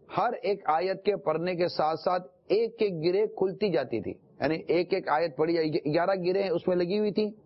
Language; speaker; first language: Urdu; non-native, local second language; Memoni